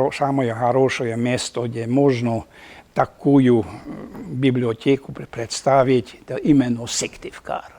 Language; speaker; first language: Russian; non-native, fluent; Hungarian